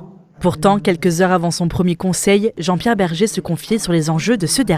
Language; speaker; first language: French; native; French